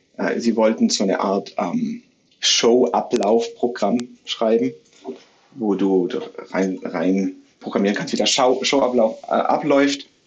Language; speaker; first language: German; native; German